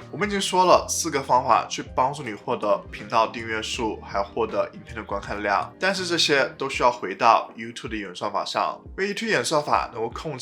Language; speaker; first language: Chinese; native; Chinese